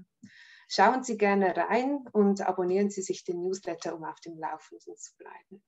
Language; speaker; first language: German; native; German